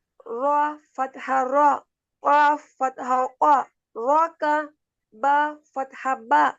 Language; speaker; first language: Arabic; non-native, learner; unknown